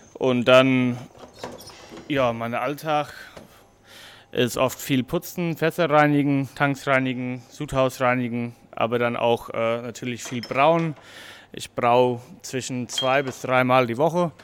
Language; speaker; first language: German; non-native, fluent; English